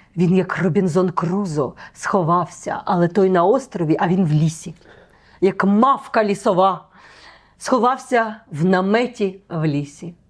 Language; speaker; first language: Ukrainian; native; Ukrainian